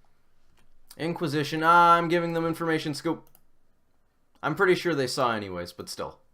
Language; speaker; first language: English; native; English